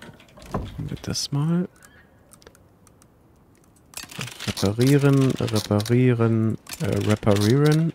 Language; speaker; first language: German; native; German